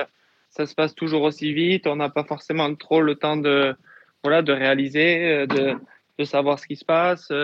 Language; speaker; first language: French; native; French